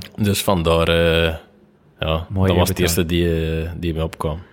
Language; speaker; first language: Dutch; native; Dutch